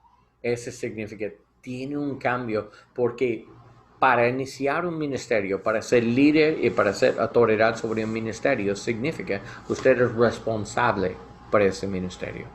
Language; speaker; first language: Spanish; non-native, learner; English